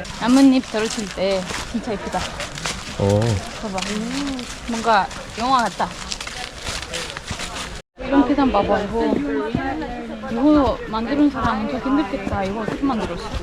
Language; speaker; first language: Korean; non-native, learner; Spanish